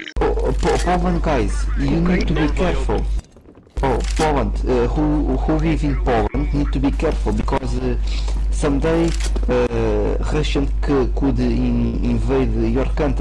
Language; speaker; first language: English; non-native, learner; Portuguese